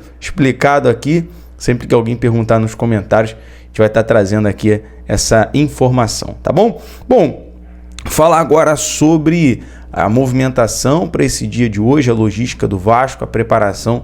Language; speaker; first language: Portuguese; native; Portuguese